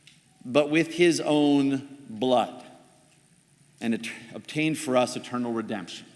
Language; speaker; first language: English; native; English